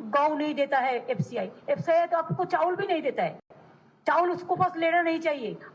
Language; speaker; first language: Hindi; non-native, local second language; Bangla